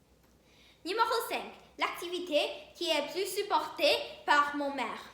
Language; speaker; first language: French; non-native, learner; Chinese